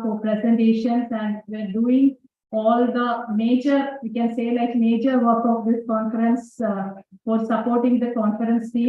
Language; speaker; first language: English; non-native, local second language; Malayalam